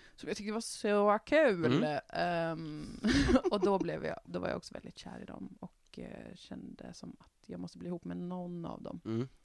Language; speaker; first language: Swedish; native; Swedish